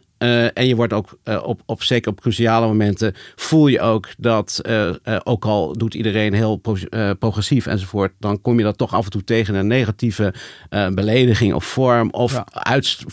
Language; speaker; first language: Dutch; native; Dutch